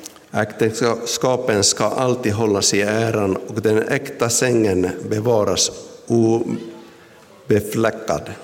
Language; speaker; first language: Swedish; non-native, local second language; Finnish